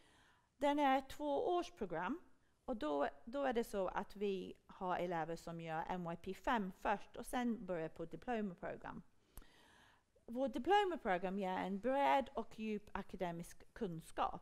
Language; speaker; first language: Swedish; non-native, fluent; English